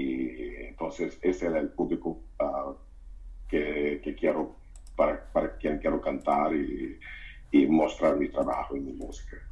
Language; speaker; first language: Spanish; non-native, fluent; Portuguese